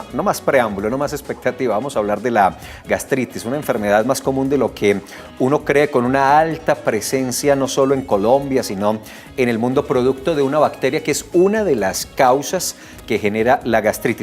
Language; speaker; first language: Spanish; native; Spanish